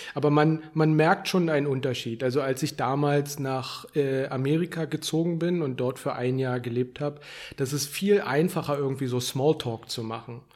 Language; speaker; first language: German; native; German